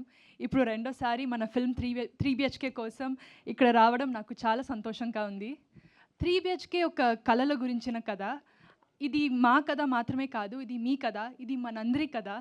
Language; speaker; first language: Telugu; non-native, learner; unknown